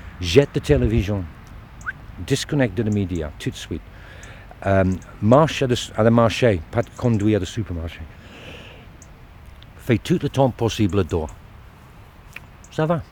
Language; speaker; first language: French; non-native, learner; English